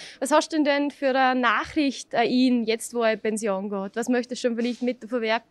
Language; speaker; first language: German; native; German